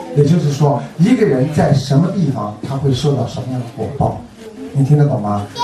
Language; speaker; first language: Chinese; native; Chinese